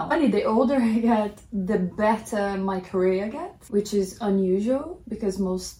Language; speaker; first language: English; non-native, fluent; Portuguese